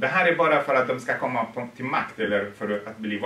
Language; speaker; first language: Swedish; non-native, fluent; Tigrinya